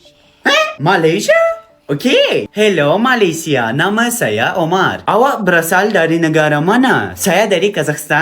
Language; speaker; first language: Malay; non-native, learner; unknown